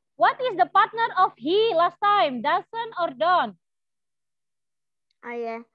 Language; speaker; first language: English; non-native, learner; Indonesian